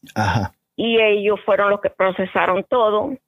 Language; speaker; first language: Spanish; native; Spanish